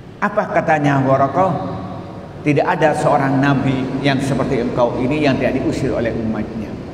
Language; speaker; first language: Indonesian; non-native, local second language; Madurese